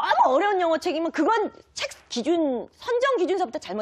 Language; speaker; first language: Korean; native; Korean